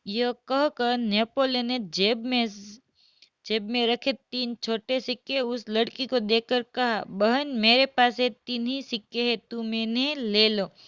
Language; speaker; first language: Hindi; non-native, local second language; Gujarati